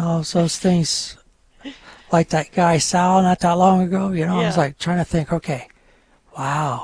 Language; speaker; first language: English; non-native, local second language; French